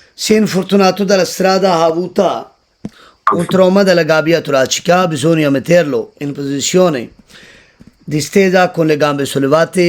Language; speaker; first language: Italian; non-native, learner; Hindi